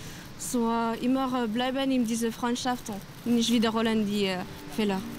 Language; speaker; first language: German; non-native, learner; French